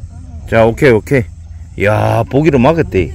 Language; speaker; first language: Korean; native; Korean